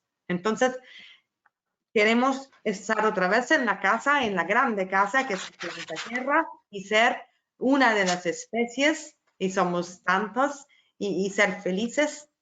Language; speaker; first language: Spanish; non-native, fluent; Italian